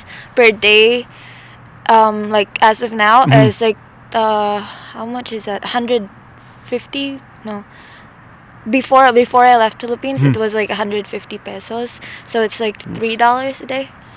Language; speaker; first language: English; non-native, local second language; Filipino